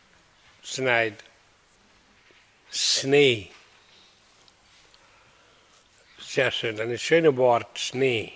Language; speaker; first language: German; non-native, fluent; Hindi